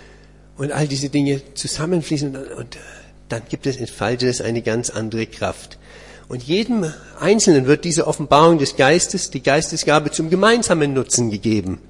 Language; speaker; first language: German; native; German